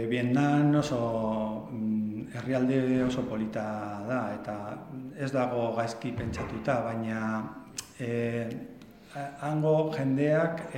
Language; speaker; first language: Basque; non-native, learner; Spanish